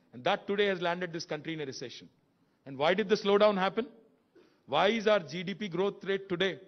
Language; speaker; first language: Hindi; non-native, local second language; Telugu